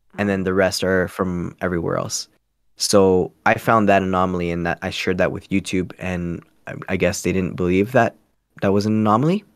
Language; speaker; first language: English; early bilingual, other home language; Spanish